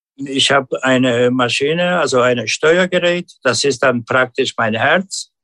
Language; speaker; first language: German; non-native, learner; Turkish